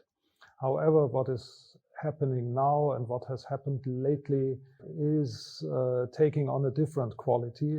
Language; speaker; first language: English; non-native, fluent; German